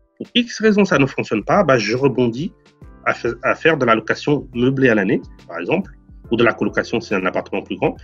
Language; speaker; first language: French; non-native, fluent; Portuguese